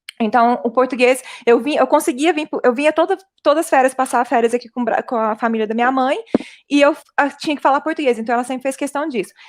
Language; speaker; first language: Portuguese; early bilingual, heritage; Portuguese